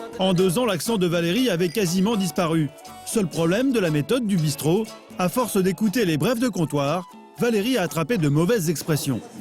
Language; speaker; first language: French; native; French